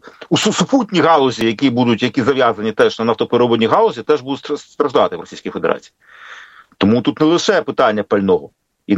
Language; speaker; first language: Ukrainian; native; Ukrainian